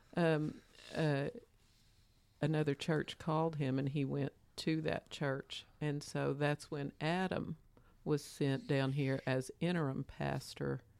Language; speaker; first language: English; native; English